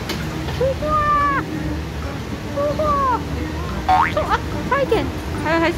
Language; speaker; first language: Chinese; native; Chinese